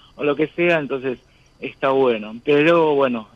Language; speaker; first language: Spanish; native; Spanish